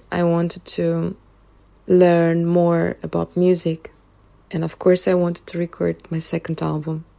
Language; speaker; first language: English; non-native, fluent; Russian